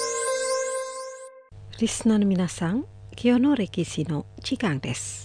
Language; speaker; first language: Japanese; non-native, fluent; Indonesian